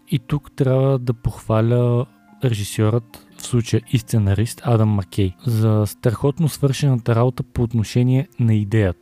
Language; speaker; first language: Bulgarian; native; Bulgarian